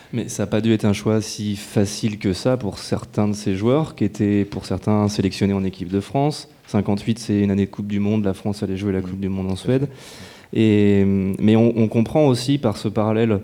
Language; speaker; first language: French; native; French